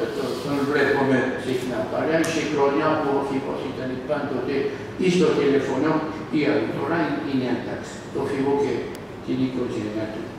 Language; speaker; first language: Greek; non-native, learner; French